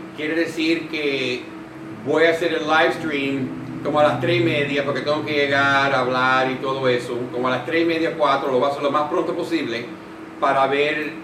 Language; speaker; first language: Spanish; early bilingual, heritage; Spanish